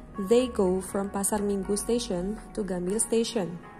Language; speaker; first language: English; non-native, fluent; Indonesian